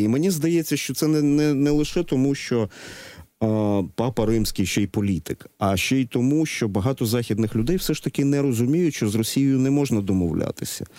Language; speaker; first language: Ukrainian; native; Ukrainian